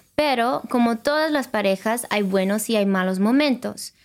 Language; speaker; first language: Spanish; early bilingual, other home language; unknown